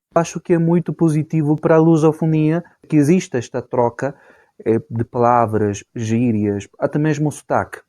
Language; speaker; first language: Portuguese; non-native, fluent; Spanish